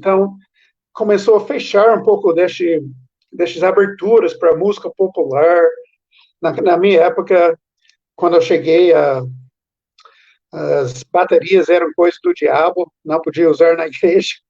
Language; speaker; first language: Portuguese; non-native, fluent; English